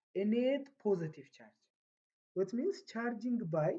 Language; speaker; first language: English; non-native, local second language; Amharic